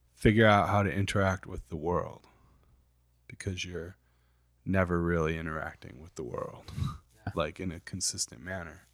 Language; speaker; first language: English; native; English